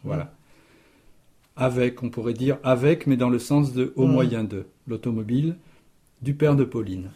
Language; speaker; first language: French; native; French